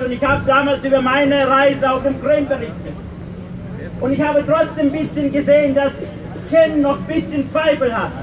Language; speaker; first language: German; non-native, fluent; Russian